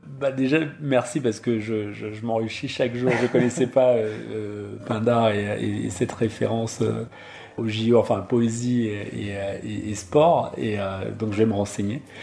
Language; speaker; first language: French; non-native, local second language; Duala